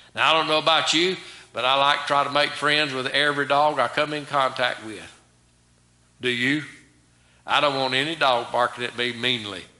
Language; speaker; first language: English; native; English